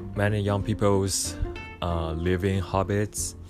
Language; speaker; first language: English; non-native, fluent; Chinese